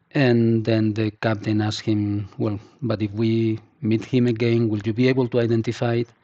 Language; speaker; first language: English; non-native, fluent; Spanish